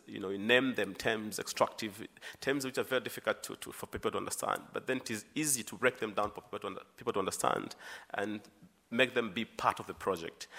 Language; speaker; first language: English; non-native, local second language; Swahili